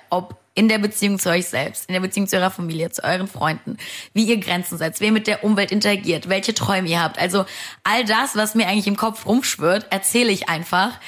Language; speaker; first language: German; early bilingual, other home language; Romanian